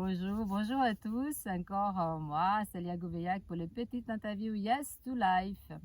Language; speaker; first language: French; native; French